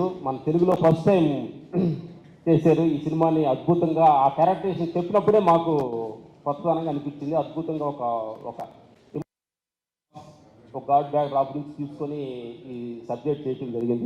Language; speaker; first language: Telugu; native; Telugu